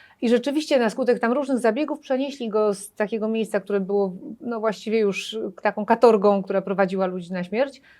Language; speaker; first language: Polish; native; Polish